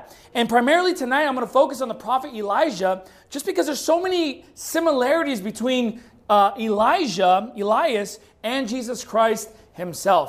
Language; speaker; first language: English; native; English